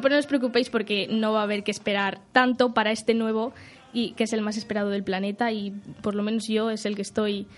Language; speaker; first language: Spanish; native; Spanish